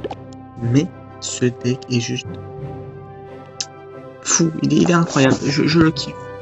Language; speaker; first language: French; native; French